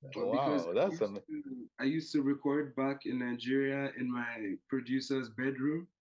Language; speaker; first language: English; non-native, local second language; Yoruba